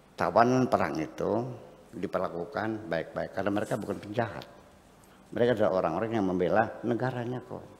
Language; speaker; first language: Indonesian; non-native, local second language; Javanese